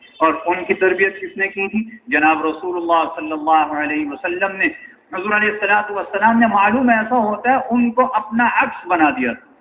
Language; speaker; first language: Urdu; native; Urdu